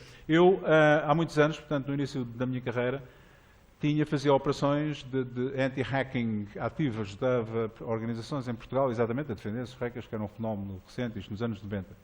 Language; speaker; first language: Portuguese; native; Portuguese